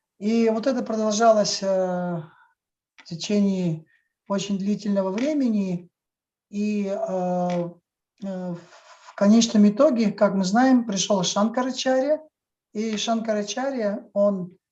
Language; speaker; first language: Russian; native; Russian